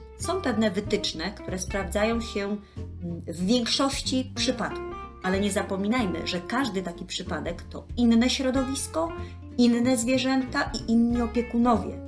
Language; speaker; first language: Polish; native; Polish